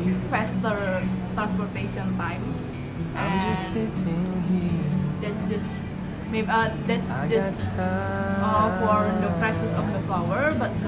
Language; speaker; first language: English; non-native, learner; Indonesian